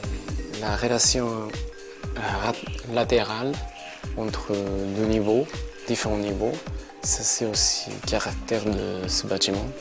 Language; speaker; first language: French; non-native, learner; Japanese